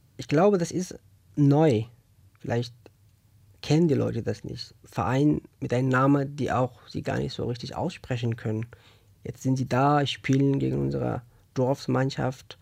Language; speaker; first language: German; non-native, fluent; Persian